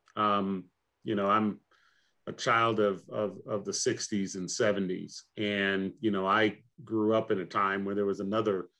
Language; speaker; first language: English; native; English